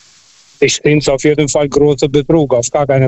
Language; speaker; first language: German; early bilingual, other home language; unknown